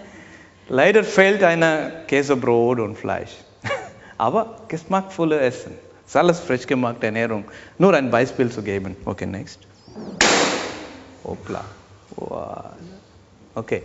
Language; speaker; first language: German; non-native, learner; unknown